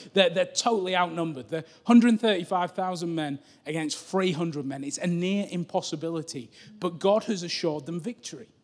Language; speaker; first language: English; native; English